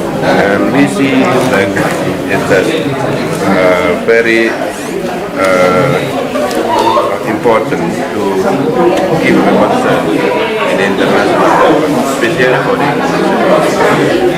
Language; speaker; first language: English; non-native, fluent; Indonesian